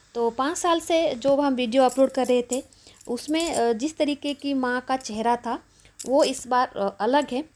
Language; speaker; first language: Hindi; non-native, local second language; Bangla